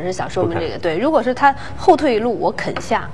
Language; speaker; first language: Chinese; native; Chinese